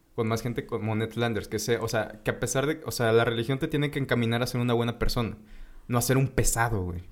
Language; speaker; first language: Spanish; native; Spanish